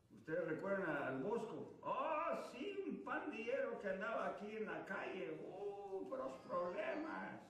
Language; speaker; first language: Spanish; early bilingual, heritage; Spanish